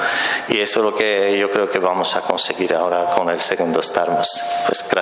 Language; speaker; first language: Spanish; non-native, fluent; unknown